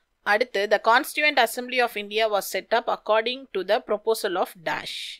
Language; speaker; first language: English; non-native, local second language; Tamil